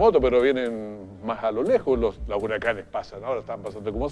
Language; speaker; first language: Spanish; native; Spanish